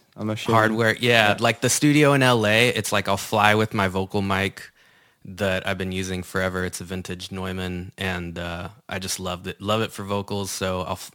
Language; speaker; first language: English; native; English